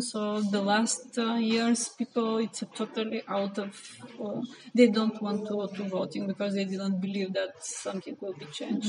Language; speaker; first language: English; non-native, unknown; Bulgarian